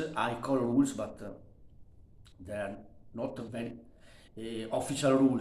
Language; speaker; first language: English; non-native, learner; Italian